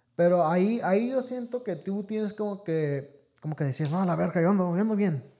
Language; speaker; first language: Spanish; early bilingual, heritage; Spanish